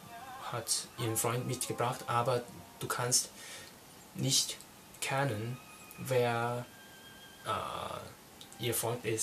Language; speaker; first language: German; non-native, learner; Cantonese